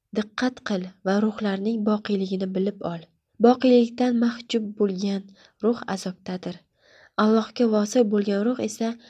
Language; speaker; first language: Uzbek; native; Uzbek